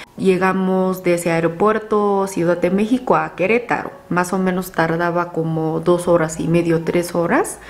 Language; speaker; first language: Spanish; non-native, fluent; Korean